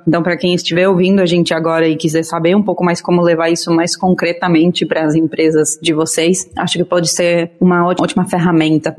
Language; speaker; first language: Portuguese; non-native, fluent; Spanish